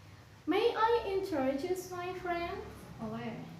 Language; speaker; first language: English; non-native, fluent; Indonesian